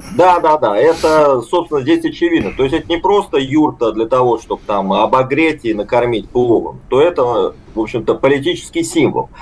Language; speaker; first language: Russian; native; Russian